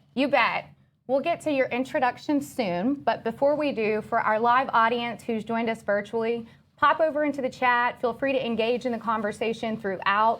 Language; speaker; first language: English; native; English